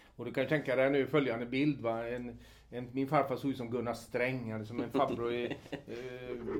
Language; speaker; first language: Swedish; native; Swedish